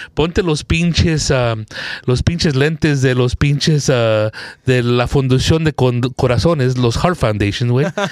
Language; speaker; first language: Spanish; early bilingual, other home language; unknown